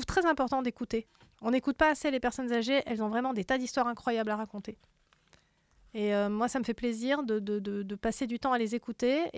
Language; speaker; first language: French; native; French